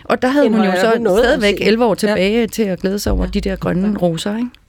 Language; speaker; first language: Danish; native; Danish